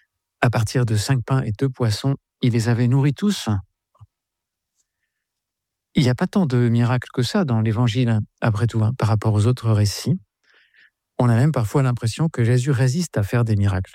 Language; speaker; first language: French; native; French